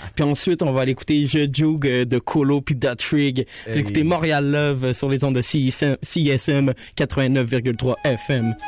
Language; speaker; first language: French; native; French